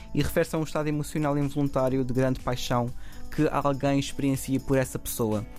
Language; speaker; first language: Portuguese; native; Portuguese